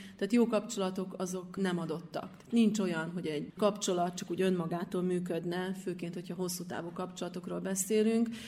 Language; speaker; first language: Hungarian; native; Hungarian